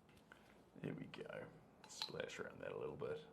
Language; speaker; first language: English; native; English